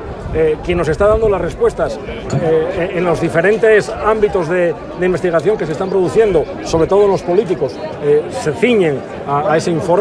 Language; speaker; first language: Spanish; native; Spanish